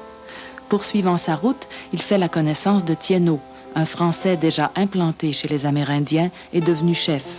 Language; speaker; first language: French; native; French